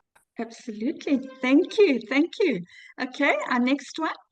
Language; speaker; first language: English; native; English